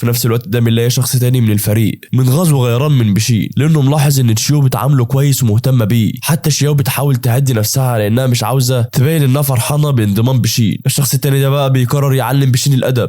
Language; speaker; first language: Arabic; native; Arabic